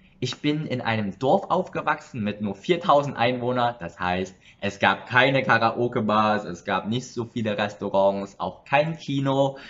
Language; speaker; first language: German; early bilingual, other home language; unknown